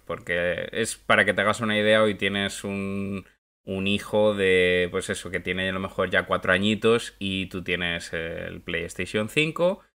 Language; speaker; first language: Spanish; native; Spanish